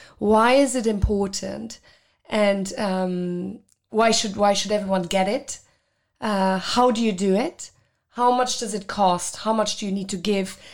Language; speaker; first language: English; non-native, fluent; Luxembourgish